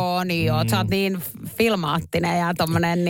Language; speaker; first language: Finnish; native; Finnish